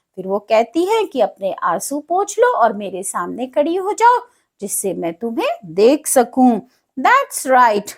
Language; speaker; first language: Hindi; native; Hindi